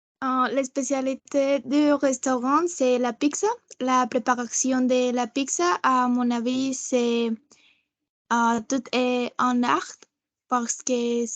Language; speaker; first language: French; non-native, learner; Spanish